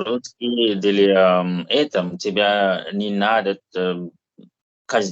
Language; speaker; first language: Russian; non-native, learner; English